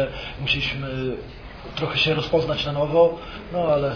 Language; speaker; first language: Polish; native; Polish